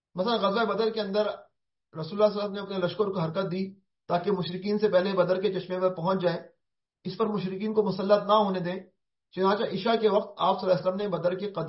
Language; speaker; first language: Urdu; native; Urdu